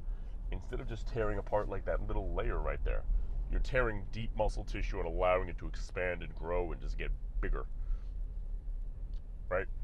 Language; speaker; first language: English; native; English